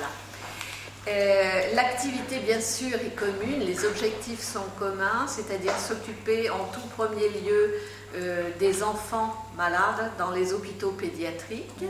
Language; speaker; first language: French; native; French